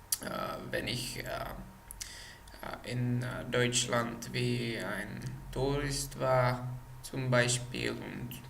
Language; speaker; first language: German; non-native, learner; Czech